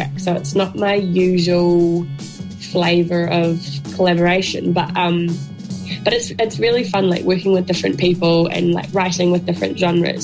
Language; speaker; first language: English; native; English